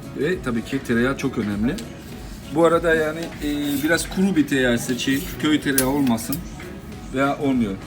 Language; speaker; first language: Turkish; non-native, learner; French